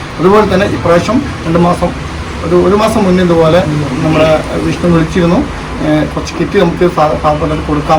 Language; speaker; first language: Malayalam; native; Malayalam